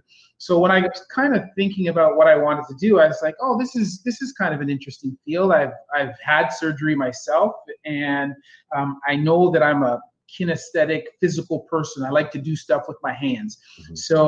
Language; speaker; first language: English; native; English